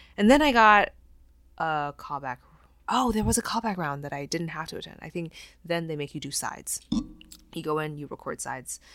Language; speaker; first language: English; non-native, fluent; Chinese